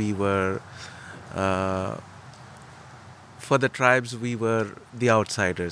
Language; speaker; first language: English; non-native, local second language; Telugu